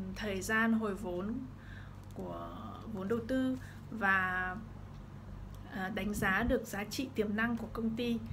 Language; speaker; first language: Vietnamese; early bilingual, heritage; Vietnamese